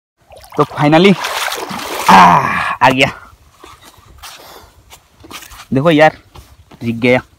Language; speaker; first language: Hindi; non-native, local second language; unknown